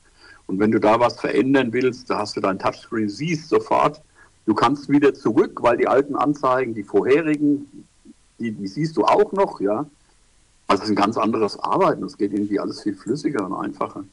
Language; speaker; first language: German; native; German